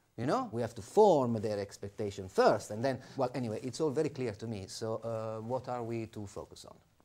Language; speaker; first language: English; non-native, fluent; Italian